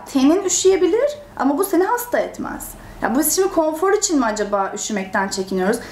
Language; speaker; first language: Turkish; native; Turkish